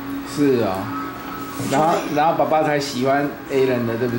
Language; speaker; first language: Chinese; native; Chinese